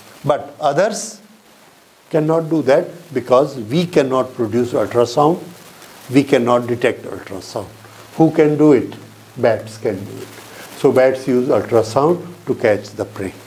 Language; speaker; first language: English; non-native, local second language; Hindi